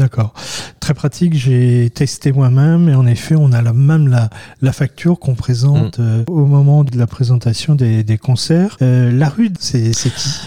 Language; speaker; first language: French; native; French